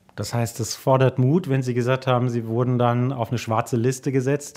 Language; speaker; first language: German; native; German